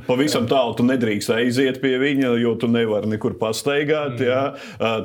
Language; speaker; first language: Latvian; native; Latvian